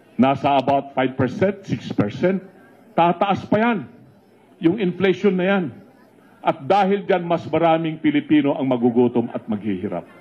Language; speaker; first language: Filipino; non-native, local second language; Iloko